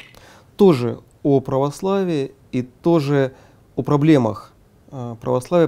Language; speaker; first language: Russian; native; Russian